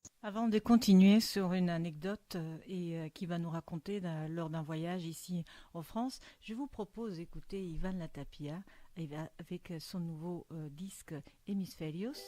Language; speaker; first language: French; non-native, fluent; Spanish